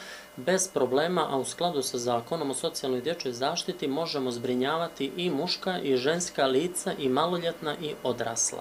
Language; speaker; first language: Serbian; native; Serbian